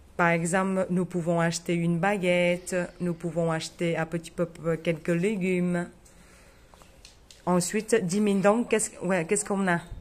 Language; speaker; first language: French; non-native, fluent; Vietnamese